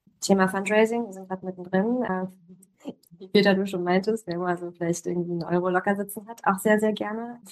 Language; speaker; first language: German; early bilingual, other home language; Polish